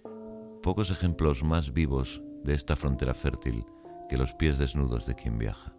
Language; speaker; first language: Spanish; native; Spanish